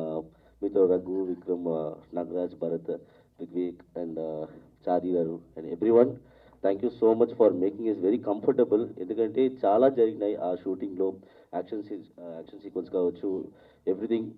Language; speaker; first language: Telugu; non-native, learner; Malayalam